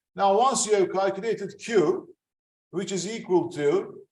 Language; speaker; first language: English; non-native, fluent; Turkish